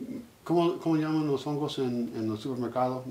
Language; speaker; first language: Spanish; non-native, learner; English